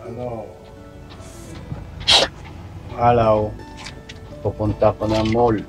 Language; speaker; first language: Filipino; non-native, learner; Japanese